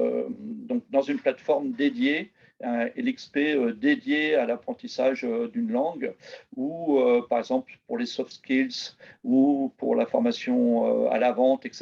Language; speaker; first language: French; native; French